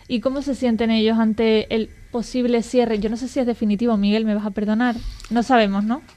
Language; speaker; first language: Spanish; native; Spanish